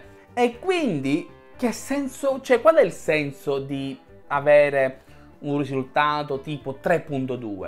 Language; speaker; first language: Italian; native; Italian